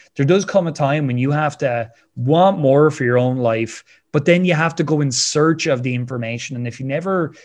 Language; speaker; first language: English; native; English